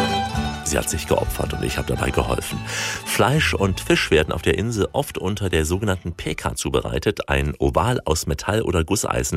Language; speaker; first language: German; native; German